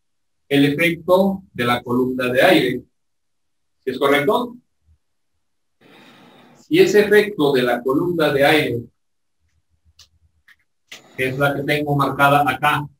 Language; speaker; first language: Spanish; native; Spanish